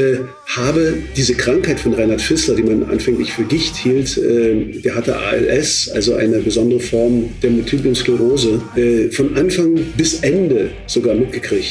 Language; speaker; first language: German; native; German